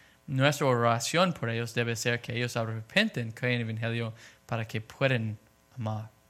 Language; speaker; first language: Spanish; non-native, fluent; English